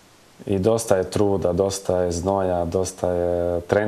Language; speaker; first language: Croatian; early bilingual, heritage; Croatian